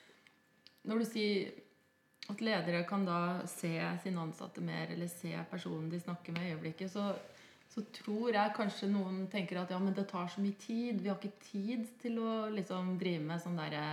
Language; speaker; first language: Norwegian; native; Norwegian